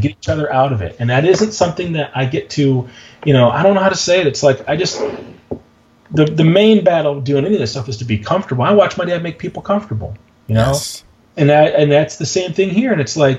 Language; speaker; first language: English; native; English